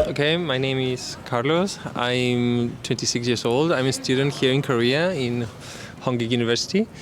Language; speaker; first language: English; non-native, fluent; Spanish